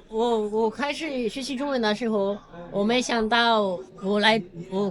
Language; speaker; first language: Chinese; non-native, learner; Spanish